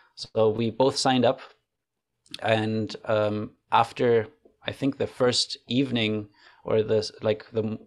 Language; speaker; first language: English; non-native, fluent; German